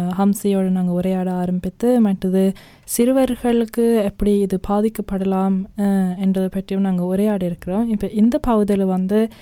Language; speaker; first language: Tamil; early bilingual, heritage; Tamil